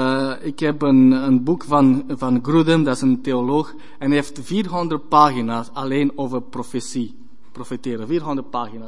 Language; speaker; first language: Dutch; non-native, fluent; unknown